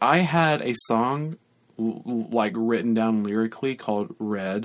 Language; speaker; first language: English; native; English